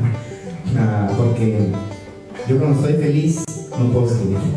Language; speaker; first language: Spanish; native; Spanish